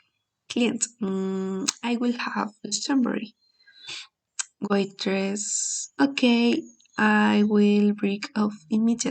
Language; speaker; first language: English; non-native, learner; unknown